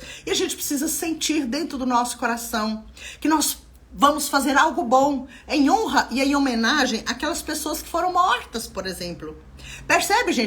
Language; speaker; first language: Portuguese; native; Portuguese